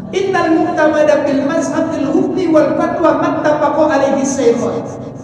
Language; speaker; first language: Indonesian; non-native, local second language; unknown